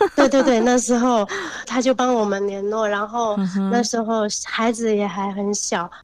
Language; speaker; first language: Chinese; native; Chinese